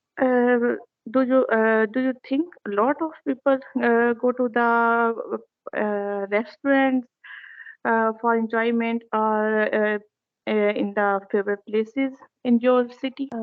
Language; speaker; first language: English; non-native, learner; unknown